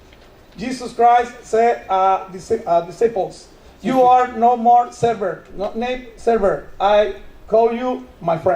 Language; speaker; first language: English; non-native, learner; Spanish